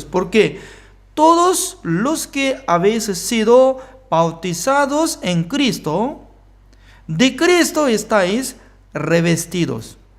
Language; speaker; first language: Spanish; non-native, fluent; Korean